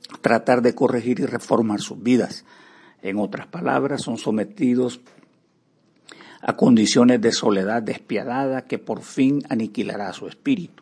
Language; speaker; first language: Spanish; native; Spanish